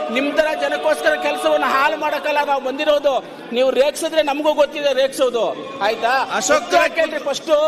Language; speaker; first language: Kannada; native; Kannada